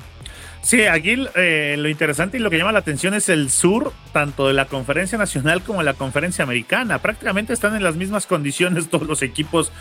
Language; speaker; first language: Spanish; native; Spanish